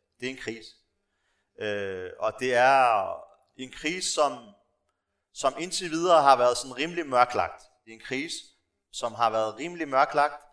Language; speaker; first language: Danish; non-native, local second language; Arabic